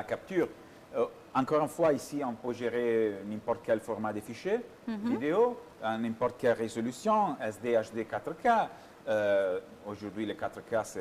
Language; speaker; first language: French; non-native, fluent; Italian